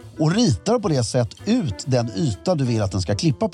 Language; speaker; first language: Swedish; native; Swedish